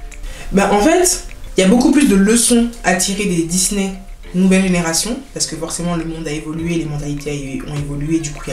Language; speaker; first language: French; native; French